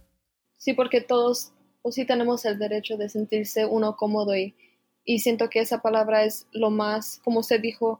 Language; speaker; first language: Spanish; early bilingual, heritage; Spanish